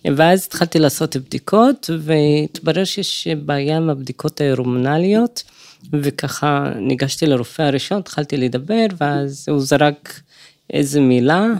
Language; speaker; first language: Hebrew; native; Hebrew